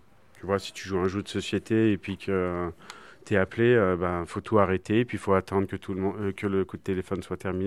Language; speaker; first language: French; native; French